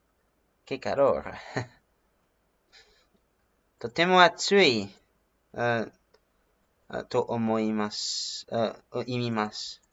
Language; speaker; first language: Japanese; non-native, learner; English